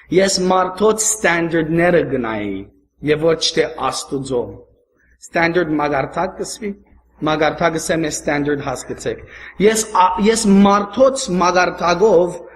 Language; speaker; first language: Armenian; early bilingual, heritage; Armenian